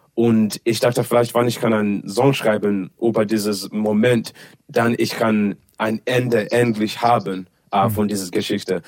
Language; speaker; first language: German; non-native, learner; English